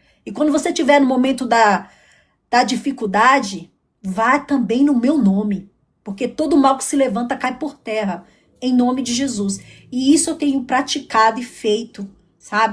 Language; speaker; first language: Portuguese; native; Portuguese